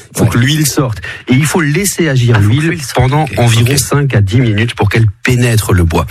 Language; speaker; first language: French; native; French